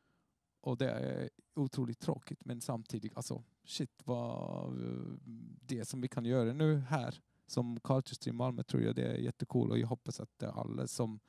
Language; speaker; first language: Swedish; non-native, fluent; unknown